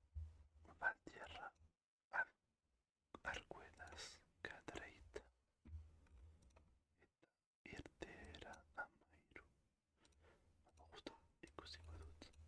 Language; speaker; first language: Basque; non-native, learner; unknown